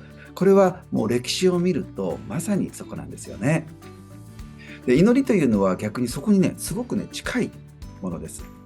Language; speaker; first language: Japanese; native; Japanese